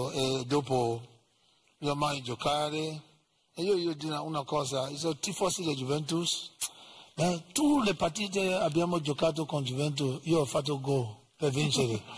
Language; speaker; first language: Italian; non-native, learner; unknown